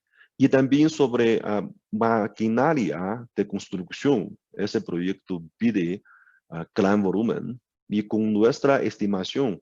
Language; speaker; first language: Spanish; non-native, learner; Chinese